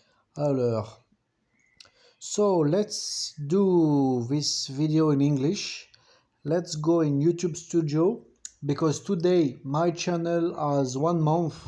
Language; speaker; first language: English; non-native, fluent; French